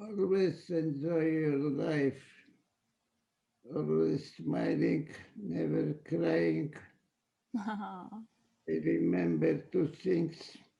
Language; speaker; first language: English; non-native, fluent; Polish